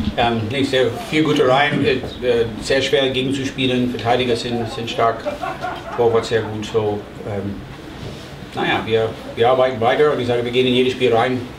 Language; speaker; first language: German; non-native, fluent; English